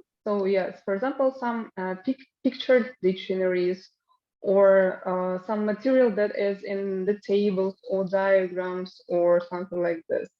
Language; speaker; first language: English; non-native, fluent; Russian